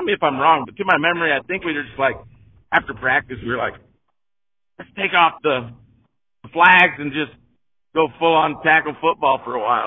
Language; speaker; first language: English; native; English